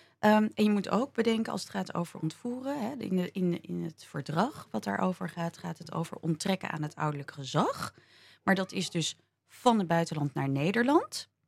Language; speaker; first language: Dutch; native; Dutch